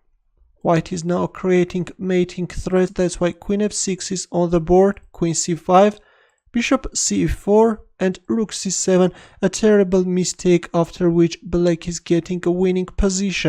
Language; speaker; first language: English; non-native, fluent; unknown